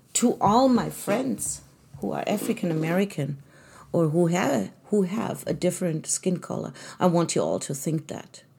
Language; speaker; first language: English; non-native, fluent; German